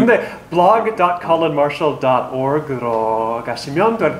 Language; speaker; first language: Korean; non-native, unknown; English